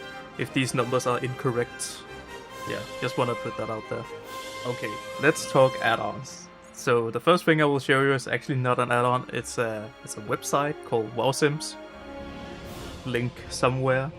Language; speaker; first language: English; non-native, fluent; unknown